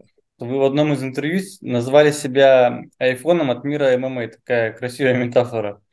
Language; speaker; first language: Russian; native; Russian